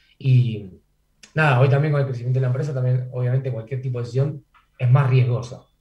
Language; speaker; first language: Spanish; native; Spanish